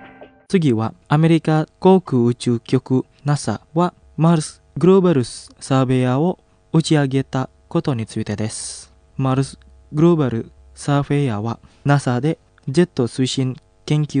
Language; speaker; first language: Japanese; non-native, fluent; Indonesian